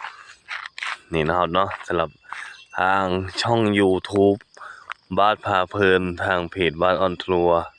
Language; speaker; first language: Thai; non-native, local second language; Northeastern Thai